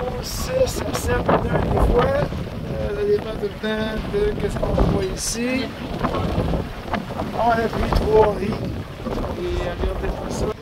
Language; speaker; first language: French; native; French